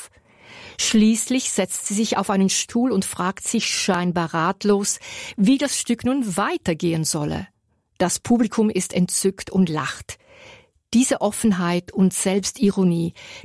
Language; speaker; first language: German; native; German